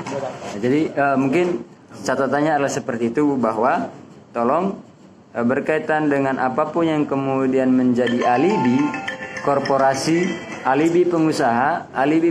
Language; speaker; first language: Indonesian; native; Indonesian